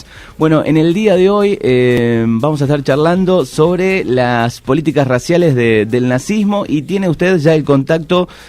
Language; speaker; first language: Spanish; native; Spanish